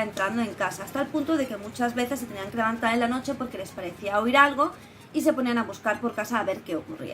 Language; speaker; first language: Spanish; native; Spanish